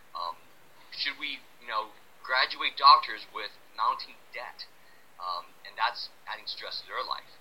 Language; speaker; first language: English; native; English